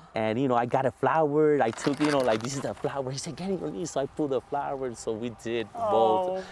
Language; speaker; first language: English; non-native, fluent; Spanish